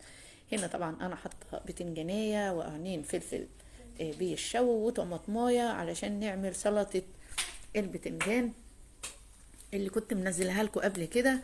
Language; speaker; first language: Arabic; native; Arabic